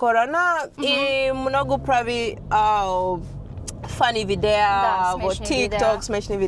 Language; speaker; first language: Macedonian; non-native, learner; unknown